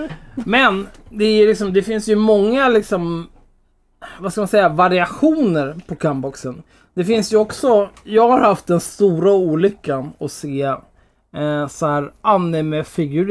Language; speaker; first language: Swedish; native; Swedish